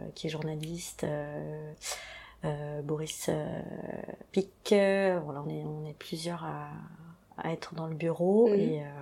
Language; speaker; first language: French; native; French